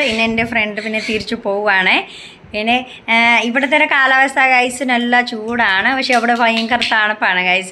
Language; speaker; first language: Malayalam; non-native, learner; Hindi